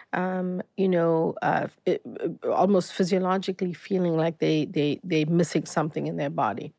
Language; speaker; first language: English; native; English